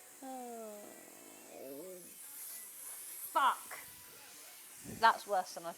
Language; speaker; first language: English; native; English